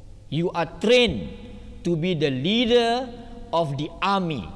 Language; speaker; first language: English; non-native, local second language; Malay